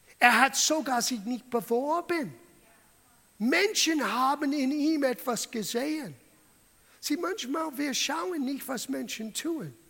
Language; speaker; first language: German; non-native, fluent; English